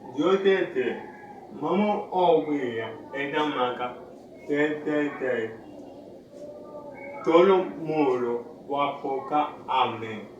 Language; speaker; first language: Spanish; non-native, learner; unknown